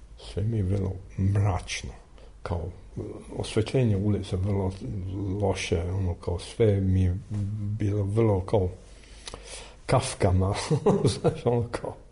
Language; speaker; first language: Serbian; non-native, fluent; English